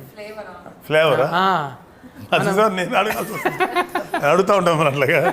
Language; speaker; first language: Telugu; native; Telugu